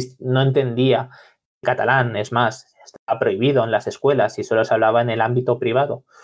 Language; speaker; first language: Spanish; non-native, local second language; Catalan